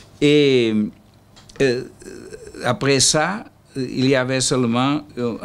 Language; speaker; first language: French; non-native, learner; Portuguese